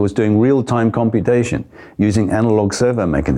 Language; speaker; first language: English; native; English